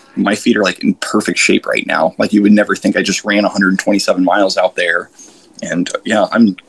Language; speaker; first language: English; native; English